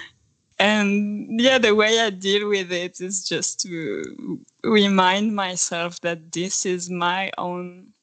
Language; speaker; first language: English; non-native, fluent; French